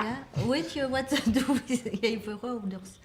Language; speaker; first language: Dutch; non-native, local second language; French